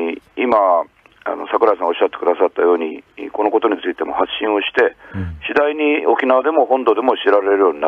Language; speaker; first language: Japanese; native; Japanese